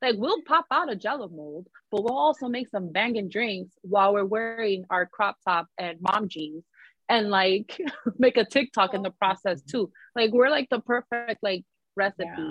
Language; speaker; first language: English; native; English